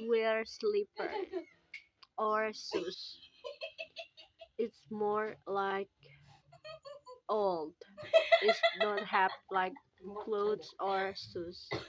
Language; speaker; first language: English; non-native, local second language; Indonesian